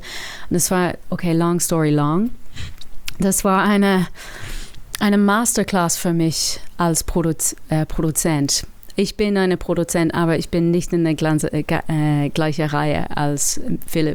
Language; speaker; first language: German; non-native, learner; English